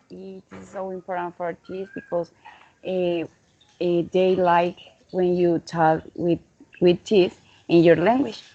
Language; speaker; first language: English; non-native, learner; Spanish